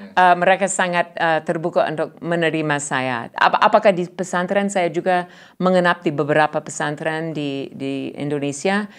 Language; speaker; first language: Indonesian; non-native, learner; English